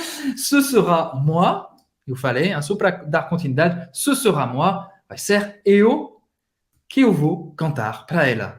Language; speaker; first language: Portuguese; non-native, fluent; French